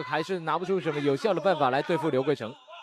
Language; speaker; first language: Chinese; native; Chinese